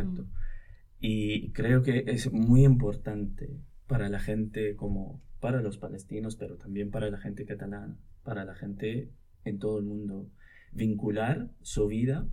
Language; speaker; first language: Spanish; non-native, local second language; Arabic